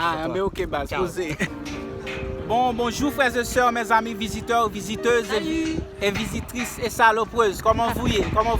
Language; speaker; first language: French; non-native, learner; Haitian Creole